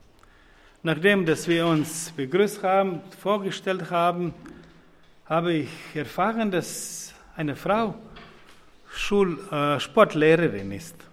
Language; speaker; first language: German; non-native, fluent; Croatian